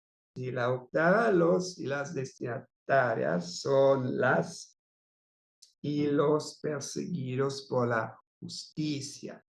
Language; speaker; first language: Spanish; non-native, fluent; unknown